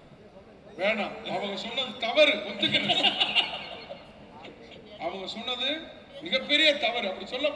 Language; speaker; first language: Tamil; native; Tamil